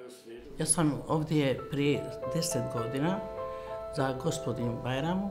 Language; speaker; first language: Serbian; non-native, local second language; Albanian